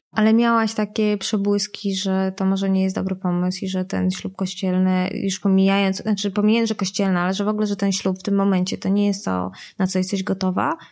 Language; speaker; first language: Polish; native; Polish